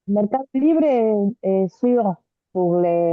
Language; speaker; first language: French; non-native, learner; Spanish